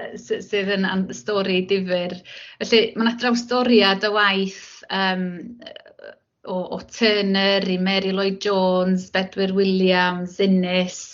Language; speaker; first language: Welsh; native; Welsh